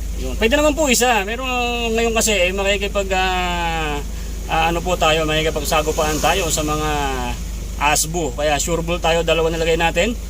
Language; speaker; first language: Filipino; native; Filipino